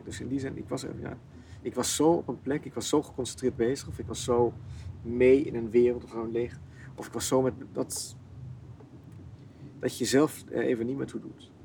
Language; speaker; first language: Dutch; native; Dutch